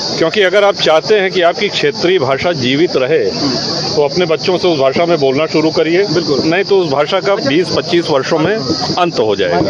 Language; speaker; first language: Hindi; native; Hindi